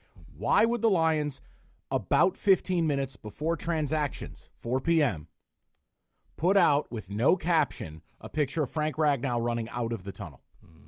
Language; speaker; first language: English; native; English